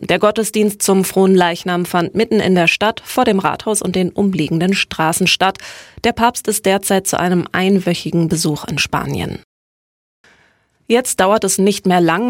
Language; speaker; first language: German; native; German